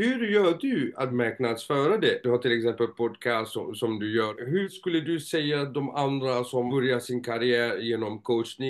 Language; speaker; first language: Swedish; non-native, fluent; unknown